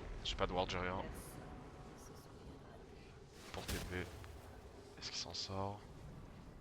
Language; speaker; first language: French; native; French